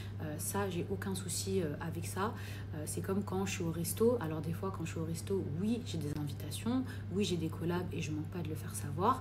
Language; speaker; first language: French; native; French